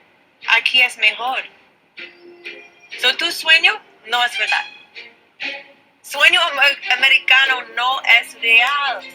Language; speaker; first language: Spanish; non-native, learner; English